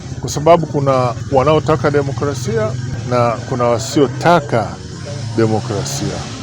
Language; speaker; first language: Swahili; native; Swahili